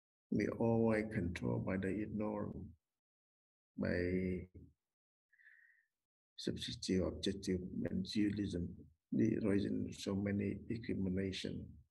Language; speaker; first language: English; non-native, learner; Vietnamese